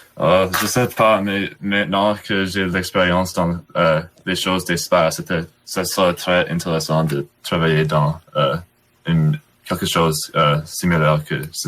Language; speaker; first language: French; non-native, learner; English